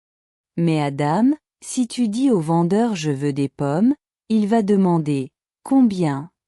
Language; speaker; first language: French; non-native, local second language; Arabic